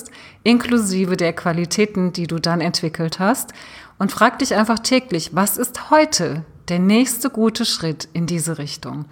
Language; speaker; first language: German; native; German